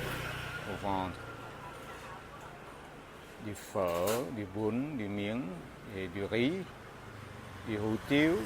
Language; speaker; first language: French; non-native, fluent; Vietnamese